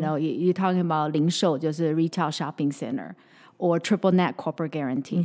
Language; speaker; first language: English; non-native, fluent; Chinese